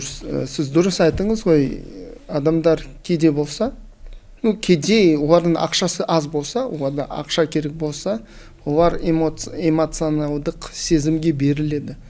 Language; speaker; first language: Kazakh; non-native, local second language; Russian